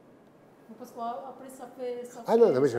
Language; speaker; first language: French; non-native, learner; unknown